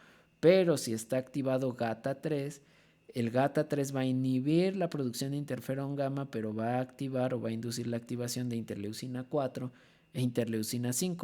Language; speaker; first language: Spanish; native; Spanish